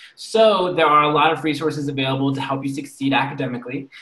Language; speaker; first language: English; native; English